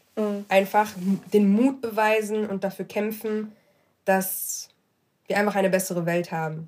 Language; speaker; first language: German; early bilingual, other home language; Arabic